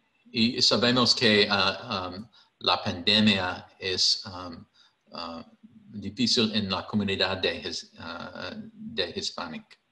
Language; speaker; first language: Spanish; non-native, learner; English